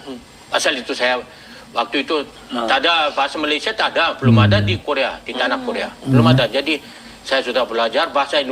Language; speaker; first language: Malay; non-native, fluent; Korean